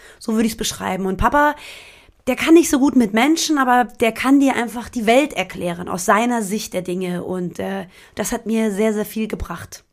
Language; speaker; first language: German; early bilingual, other home language; Persian